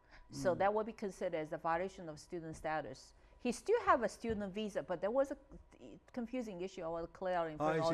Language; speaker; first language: English; non-native, fluent; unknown